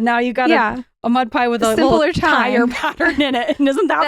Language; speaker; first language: English; native; English